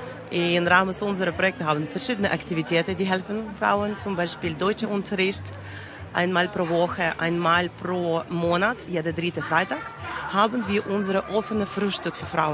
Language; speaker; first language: German; non-native, learner; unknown